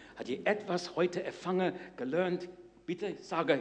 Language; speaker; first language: German; non-native, learner; English